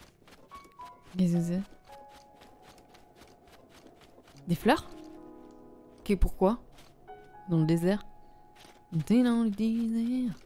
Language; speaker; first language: French; native; French